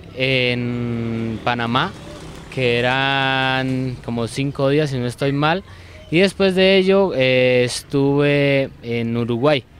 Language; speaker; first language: Spanish; native; Spanish